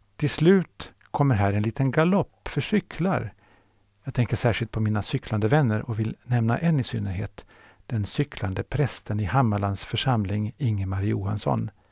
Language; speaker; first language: Swedish; native; Swedish